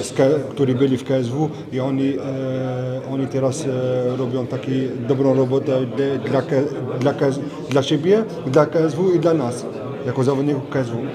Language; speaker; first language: Polish; non-native, learner; French